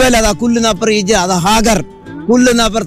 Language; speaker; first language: Arabic; non-native, learner; Tamil